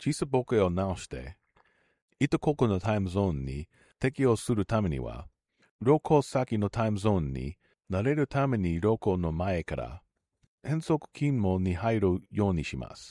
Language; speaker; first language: Japanese; non-native, learner; English